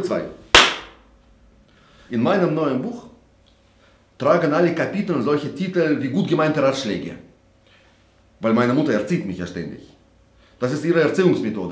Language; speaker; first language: German; non-native, fluent; Russian